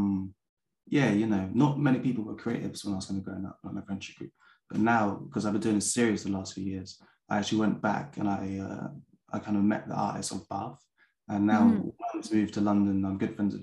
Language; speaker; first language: English; native; English